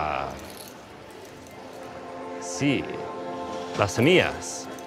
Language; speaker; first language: Spanish; non-native, learner; English